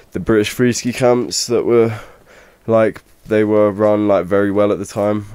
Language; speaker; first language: English; native; English